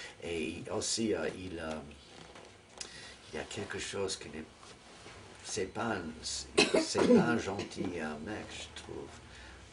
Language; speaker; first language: French; non-native, fluent; English